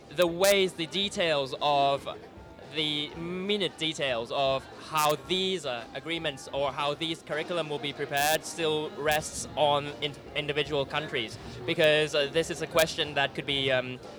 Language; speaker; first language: English; non-native, fluent; Thai